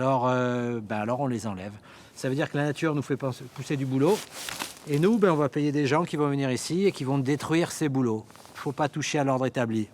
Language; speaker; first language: French; native; French